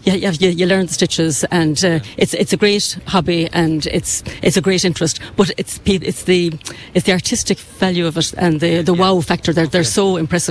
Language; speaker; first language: English; native; English